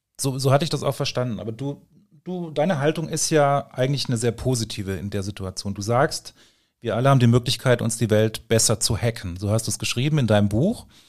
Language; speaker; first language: German; native; German